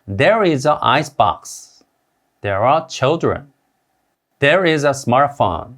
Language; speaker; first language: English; non-native, fluent; Korean